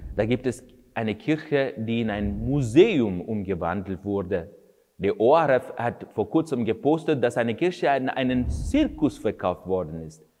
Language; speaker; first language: German; non-native, fluent; Kannada